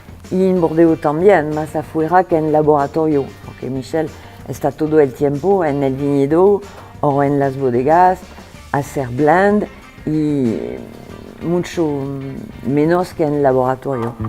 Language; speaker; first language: Spanish; non-native, fluent; French